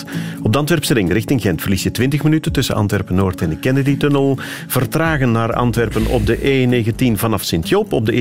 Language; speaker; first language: Dutch; native; Dutch